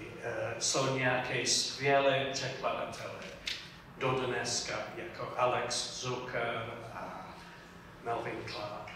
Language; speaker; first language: Czech; non-native, fluent; English